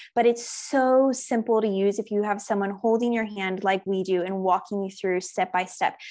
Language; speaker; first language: English; native; English